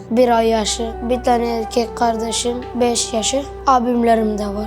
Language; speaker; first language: Turkish; early bilingual, other home language; Arabic